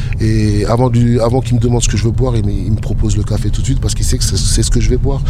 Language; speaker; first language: French; native; French